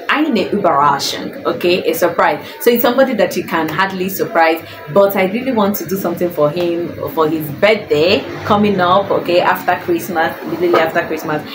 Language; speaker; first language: English; non-native, local second language; Igbo